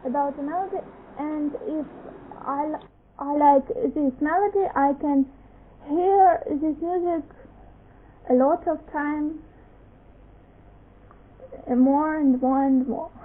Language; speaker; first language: English; non-native, learner; Russian